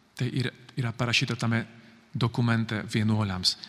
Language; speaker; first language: Lithuanian; non-native, learner; Slovak